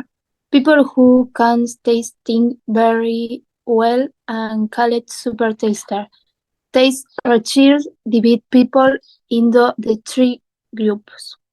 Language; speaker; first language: English; non-native, learner; Spanish